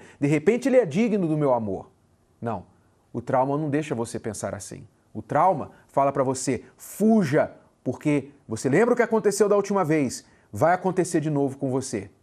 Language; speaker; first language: Portuguese; native; Portuguese